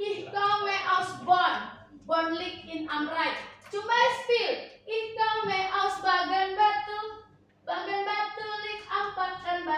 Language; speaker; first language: German; non-native, learner; Indonesian